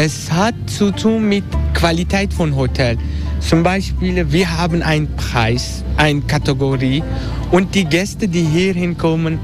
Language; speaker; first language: German; non-native, fluent; Turkish